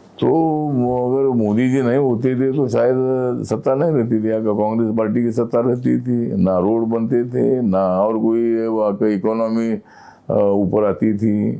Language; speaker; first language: Hindi; non-native, local second language; Marathi